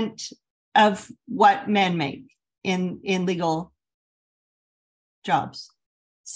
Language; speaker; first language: English; native; English